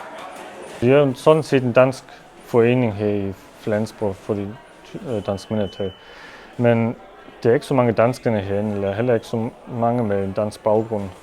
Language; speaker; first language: Danish; non-native, local second language; German